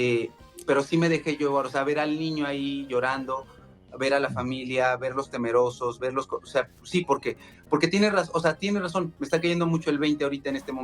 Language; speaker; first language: Spanish; native; Spanish